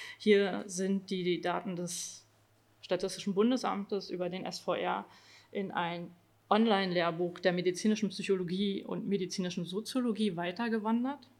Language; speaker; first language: German; native; German